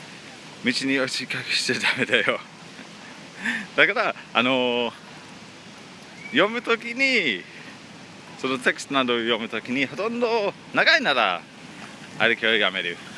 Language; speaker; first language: Japanese; non-native, learner; English